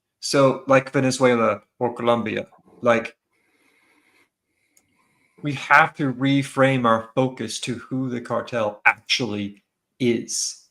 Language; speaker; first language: English; native; English